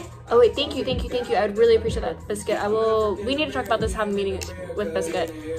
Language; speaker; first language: English; early bilingual, other home language; Spanish